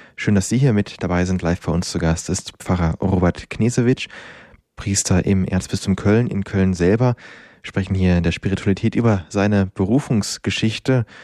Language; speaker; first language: German; native; German